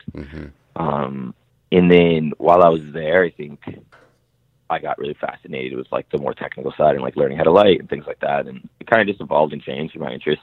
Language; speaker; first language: English; native; English